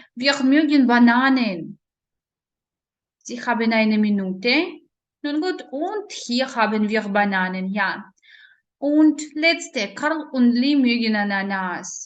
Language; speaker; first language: German; non-native, learner; Ukrainian